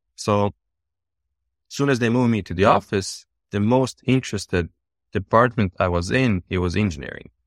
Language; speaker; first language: English; non-native, fluent; Bosnian